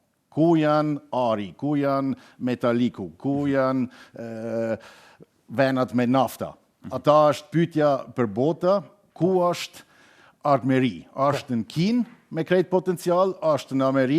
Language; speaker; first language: Albanian; non-native, fluent; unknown